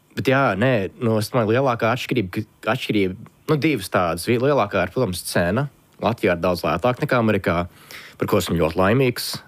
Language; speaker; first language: Latvian; early bilingual, heritage; Latvian